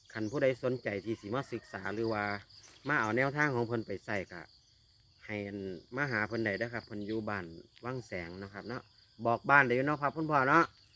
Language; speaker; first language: Thai; native; Thai